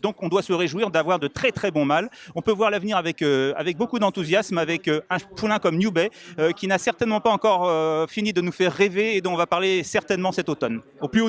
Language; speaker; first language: French; native; French